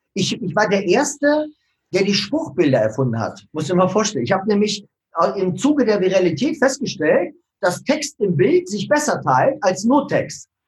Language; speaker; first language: German; early bilingual, other home language; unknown